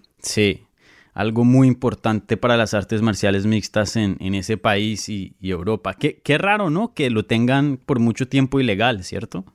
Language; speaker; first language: Spanish; native; Spanish